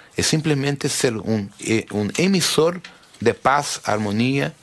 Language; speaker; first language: Spanish; early bilingual, heritage; Spanish